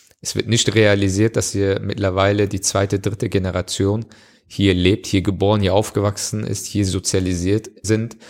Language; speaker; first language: German; early bilingual, other home language; Turkish